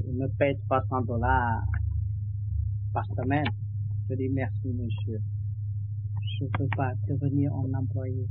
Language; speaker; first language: French; non-native, learner; Vietnamese